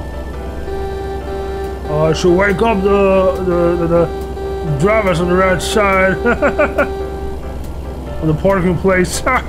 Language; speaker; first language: English; non-native, learner; German